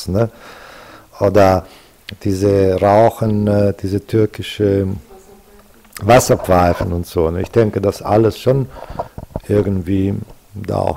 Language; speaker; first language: German; non-native, fluent; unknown